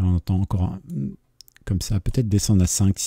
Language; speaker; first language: French; native; French